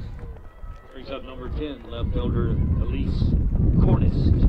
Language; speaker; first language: English; native; English